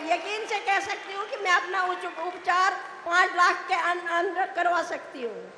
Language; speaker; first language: Hindi; native; Hindi